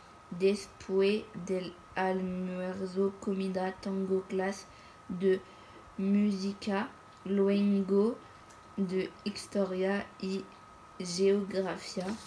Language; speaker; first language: Spanish; non-native, learner; French